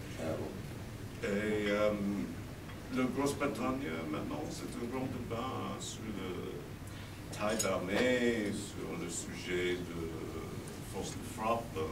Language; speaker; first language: French; non-native, fluent; English